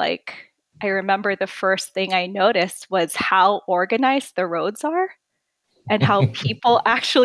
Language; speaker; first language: English; non-native, local second language; Filipino